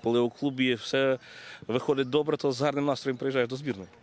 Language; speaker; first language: Ukrainian; native; Ukrainian